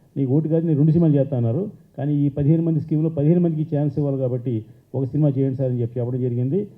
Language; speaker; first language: Telugu; native; Telugu